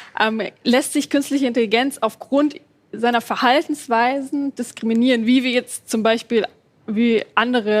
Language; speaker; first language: German; native; German